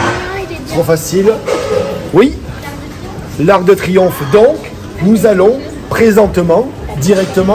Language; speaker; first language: French; native; French